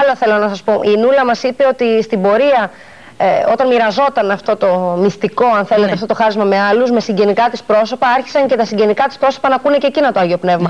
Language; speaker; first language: Greek; native; Greek